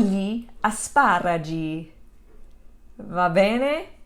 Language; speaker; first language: Italian; non-native, fluent; English